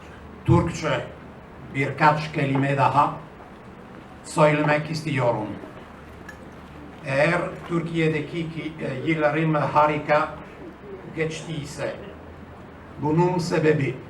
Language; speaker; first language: Turkish; non-native, fluent; Italian